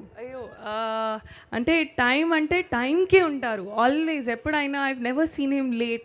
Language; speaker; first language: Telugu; non-native, local second language; Hindi